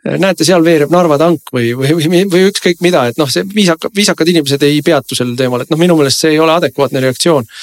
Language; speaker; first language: Estonian; native; Estonian